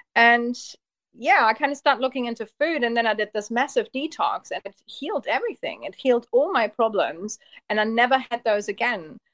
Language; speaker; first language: English; early bilingual, heritage; Polish